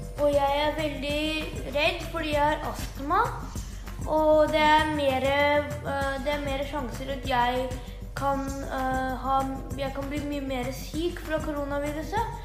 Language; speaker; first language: Norwegian; early bilingual, heritage; Norwegian